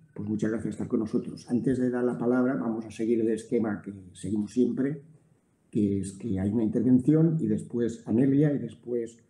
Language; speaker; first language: Spanish; native; Spanish